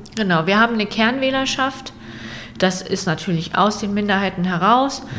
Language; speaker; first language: German; native; German